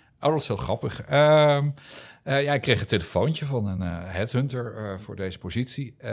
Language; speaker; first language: Dutch; native; Dutch